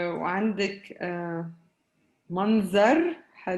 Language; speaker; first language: Arabic; native; Arabic